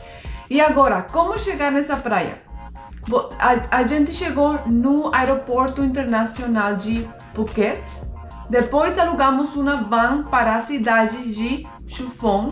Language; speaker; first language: Portuguese; non-native, fluent; Spanish